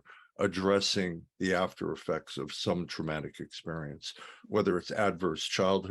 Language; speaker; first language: English; native; English